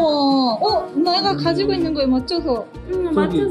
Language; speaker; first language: Korean; early bilingual, heritage; Japanese